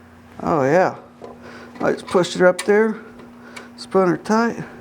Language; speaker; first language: English; native; English